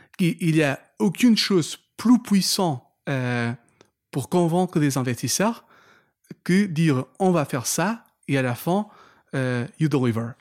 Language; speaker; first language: French; non-native, fluent; Portuguese